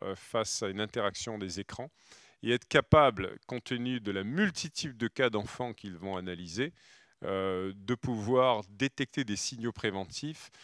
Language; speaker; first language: French; native; French